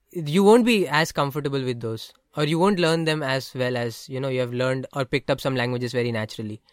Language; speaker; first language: English; non-native, local second language; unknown